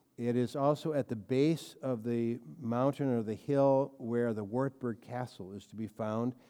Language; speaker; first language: English; native; English